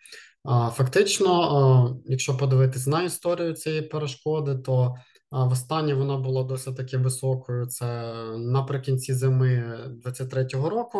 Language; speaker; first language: Ukrainian; native; Ukrainian